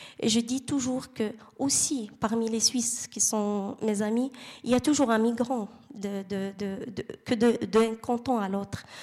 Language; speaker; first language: French; non-native, fluent; Arabic